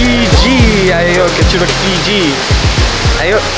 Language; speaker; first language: Indonesian; non-native, learner; English